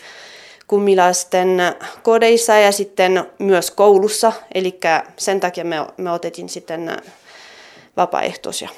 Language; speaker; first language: Finnish; non-native, fluent; French